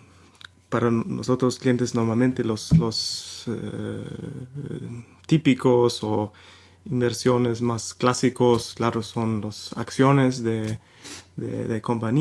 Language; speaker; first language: Spanish; non-native, fluent; German